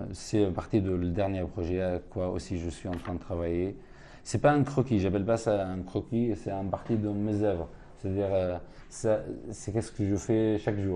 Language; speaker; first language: French; non-native, fluent; Arabic